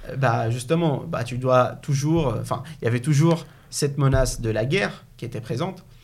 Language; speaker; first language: French; non-native, fluent; Arabic